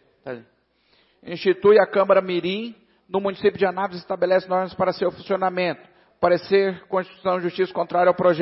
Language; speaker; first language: Portuguese; native; Portuguese